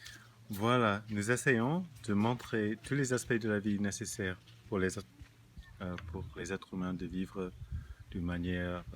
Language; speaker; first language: French; non-native, fluent; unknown